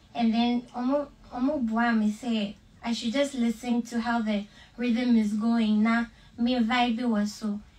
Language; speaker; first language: English; non-native, local second language; Akan